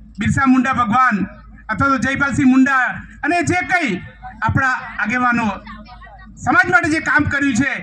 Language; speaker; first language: Gujarati; native; Gujarati